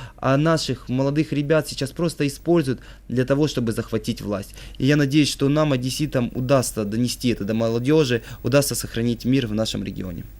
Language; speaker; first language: Russian; native; Russian